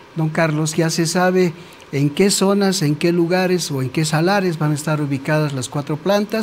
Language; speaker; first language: Spanish; native; Spanish